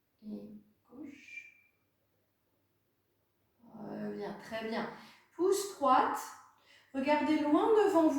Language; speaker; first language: French; native; French